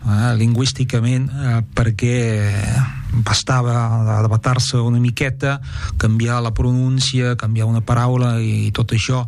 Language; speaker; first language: Catalan; non-native, fluent; French